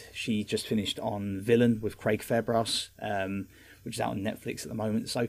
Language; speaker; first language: English; native; English